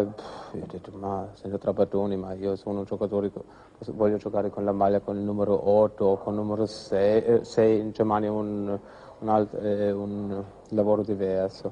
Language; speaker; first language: Italian; non-native, fluent; German